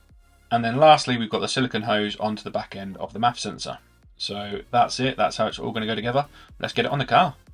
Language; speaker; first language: English; native; English